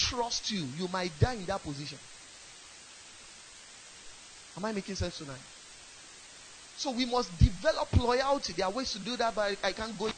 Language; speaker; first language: English; non-native, local second language; Yoruba